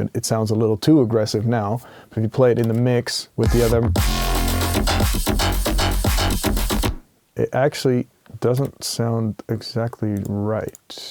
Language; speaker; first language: English; non-native, fluent; Dutch